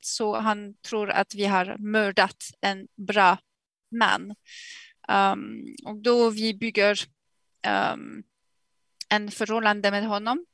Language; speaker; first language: Swedish; non-native, fluent; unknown